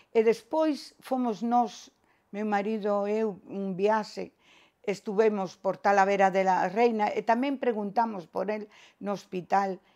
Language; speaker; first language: Galician; native; Galician